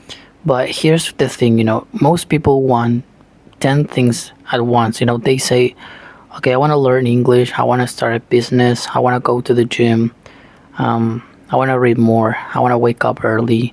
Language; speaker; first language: English; non-native, fluent; Spanish